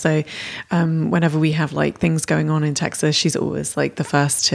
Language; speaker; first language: English; native; English